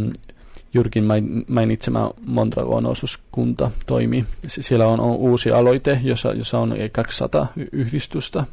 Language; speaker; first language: Finnish; non-native, fluent; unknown